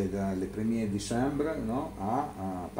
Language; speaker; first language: French; non-native, learner; Italian